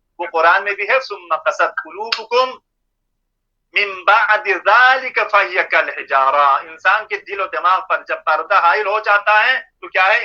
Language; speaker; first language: Urdu; non-native, local second language; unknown